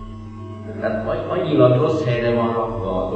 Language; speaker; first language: Hungarian; non-native, fluent; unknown